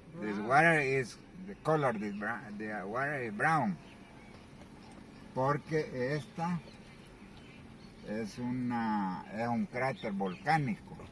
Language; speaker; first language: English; non-native, learner; Spanish